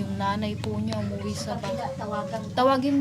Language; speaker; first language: Filipino; native; Filipino